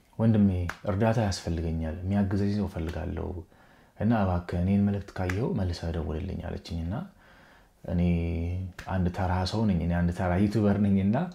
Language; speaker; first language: Amharic; native; Amharic